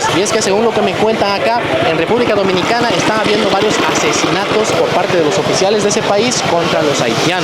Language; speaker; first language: Spanish; native; Spanish